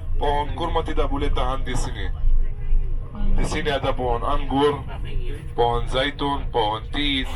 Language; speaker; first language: Indonesian; non-native, fluent; Arabic